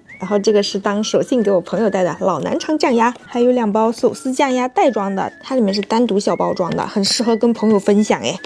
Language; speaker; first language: Chinese; non-native, local second language; Cantonese